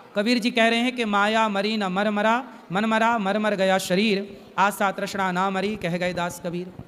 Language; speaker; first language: Hindi; native; Hindi